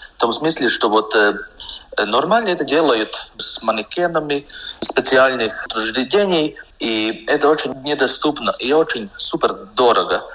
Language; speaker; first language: Russian; non-native, local second language; Latvian